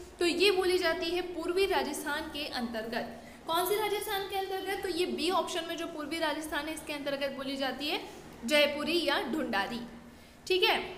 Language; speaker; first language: Hindi; native; Hindi